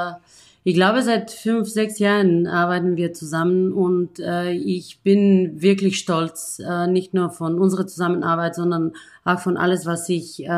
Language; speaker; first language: German; non-native, fluent; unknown